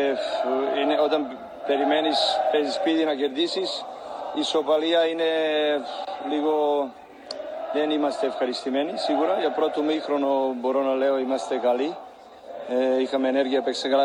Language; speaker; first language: Greek; non-native, learner; Serbian